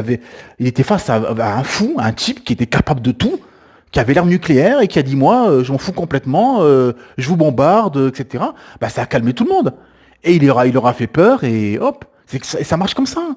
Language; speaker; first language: French; native; French